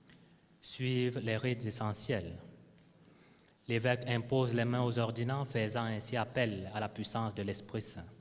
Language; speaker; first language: French; native; French